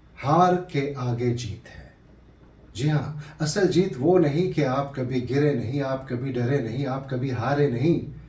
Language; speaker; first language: Hindi; native; Hindi